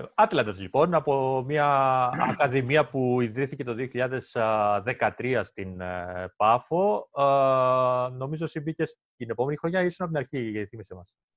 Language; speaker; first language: Greek; native; Greek